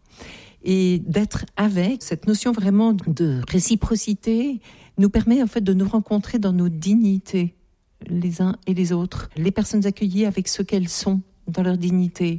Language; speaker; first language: French; native; French